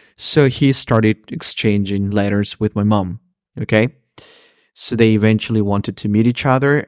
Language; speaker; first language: English; early bilingual, other home language; Spanish